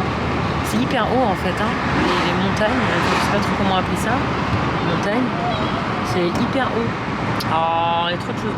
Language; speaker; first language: French; native; French